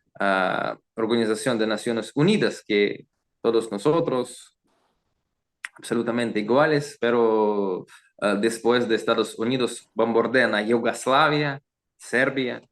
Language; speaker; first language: Spanish; non-native, learner; Russian